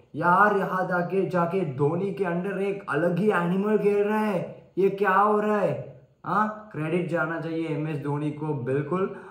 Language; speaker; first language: Hindi; non-native, learner; Sinhala